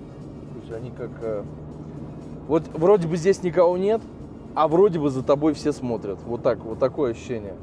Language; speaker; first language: Russian; native; Russian